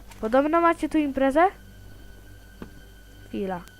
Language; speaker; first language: Polish; native; Polish